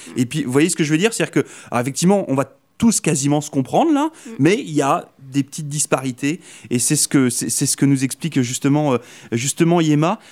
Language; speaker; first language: French; native; French